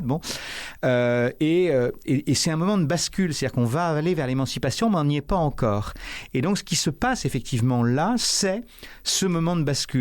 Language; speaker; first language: French; native; French